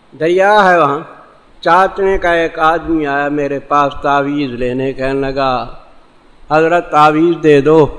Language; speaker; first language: Urdu; non-native, local second language; Saraiki